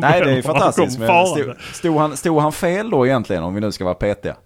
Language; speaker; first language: Swedish; native; Swedish